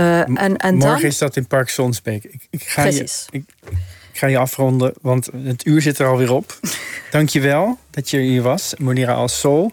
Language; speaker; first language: Dutch; native; Dutch